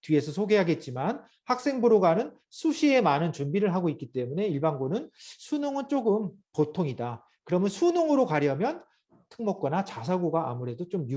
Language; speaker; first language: Korean; native; Korean